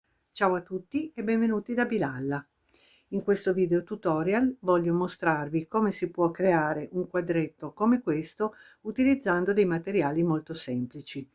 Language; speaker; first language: Italian; native; Italian